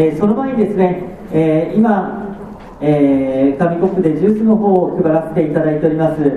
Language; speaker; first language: Japanese; native; Japanese